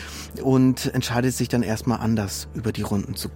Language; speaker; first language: German; native; German